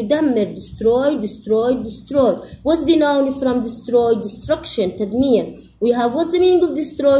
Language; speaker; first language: English; non-native, fluent; Arabic